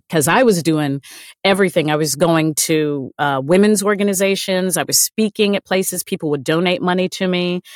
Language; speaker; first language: English; native; English